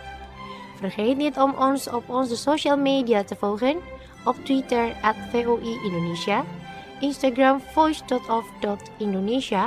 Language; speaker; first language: Dutch; non-native, learner; Indonesian